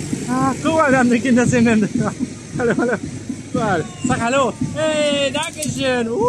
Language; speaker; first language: German; non-native, learner; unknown